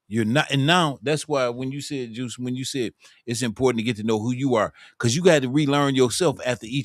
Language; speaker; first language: English; native; English